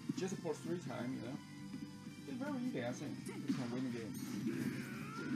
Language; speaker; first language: English; non-native, learner; Japanese